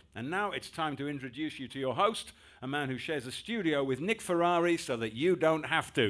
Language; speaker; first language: English; native; English